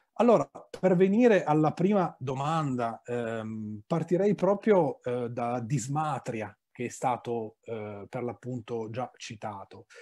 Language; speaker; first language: Italian; native; Italian